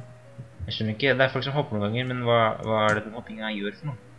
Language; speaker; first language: Norwegian; native; Norwegian